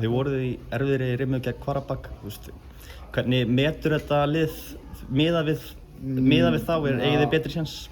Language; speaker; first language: Icelandic; native; Icelandic